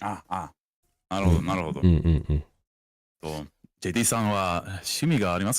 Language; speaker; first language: Japanese; non-native, learner; English